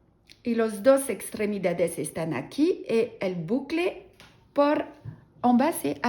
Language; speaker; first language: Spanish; non-native, learner; French